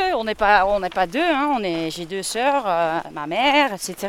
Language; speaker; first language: French; non-native, fluent; Dutch